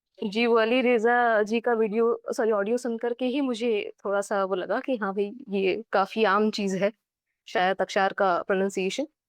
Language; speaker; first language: Hindi; native; Hindi